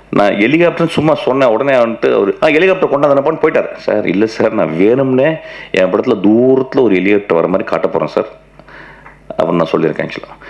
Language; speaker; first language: Tamil; non-native, local second language; Malayalam